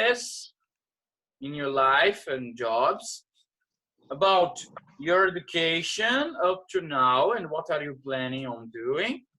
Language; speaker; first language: English; non-native, fluent; Portuguese